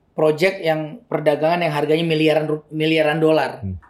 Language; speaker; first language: Indonesian; native; Indonesian